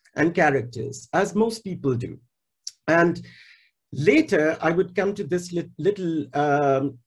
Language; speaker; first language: English; non-native, local second language; Hindi